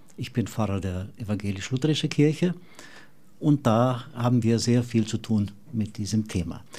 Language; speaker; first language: German; non-native, fluent; Portuguese